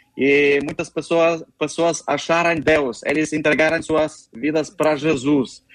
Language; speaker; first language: Portuguese; non-native, learner; Ukrainian